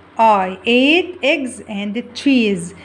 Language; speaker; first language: English; non-native, fluent; Arabic